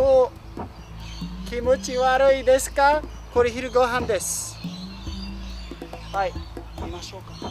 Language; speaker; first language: Japanese; non-native, learner; English